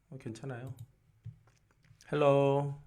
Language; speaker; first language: Korean; non-native, local second language; Filipino